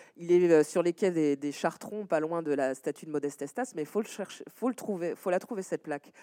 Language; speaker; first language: French; native; French